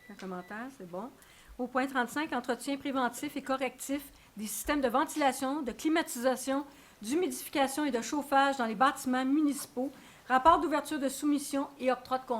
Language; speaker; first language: French; native; French